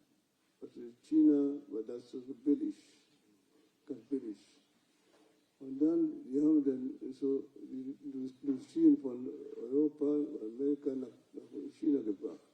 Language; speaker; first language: German; non-native, fluent; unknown